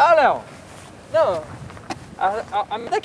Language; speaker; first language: Portuguese; native; Portuguese